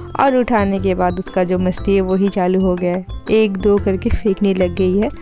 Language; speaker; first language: Hindi; non-native, local second language; Bangla